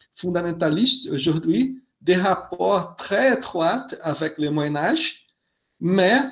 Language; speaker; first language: French; non-native, fluent; Portuguese